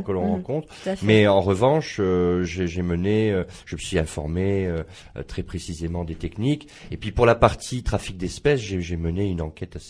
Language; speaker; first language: French; native; French